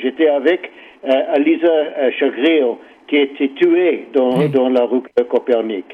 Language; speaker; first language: French; non-native, learner; English